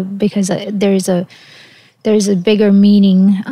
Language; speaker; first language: English; early bilingual, other home language; Portuguese